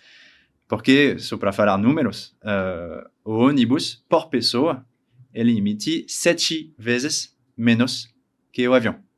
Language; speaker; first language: Portuguese; non-native, learner; French